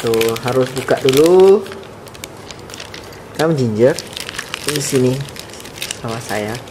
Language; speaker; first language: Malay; non-native, learner; English